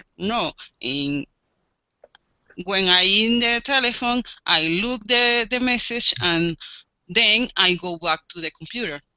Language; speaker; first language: English; non-native, learner; Spanish